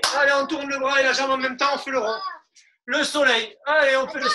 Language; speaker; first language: French; native; French